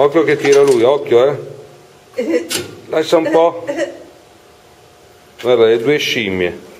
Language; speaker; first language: Italian; native; Italian